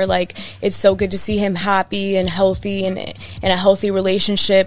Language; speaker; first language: English; native; English